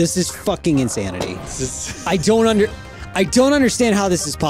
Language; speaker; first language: English; native; English